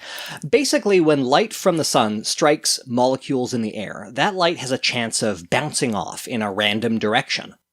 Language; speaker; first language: English; native; English